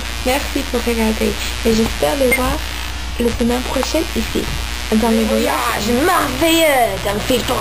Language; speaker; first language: French; non-native, learner; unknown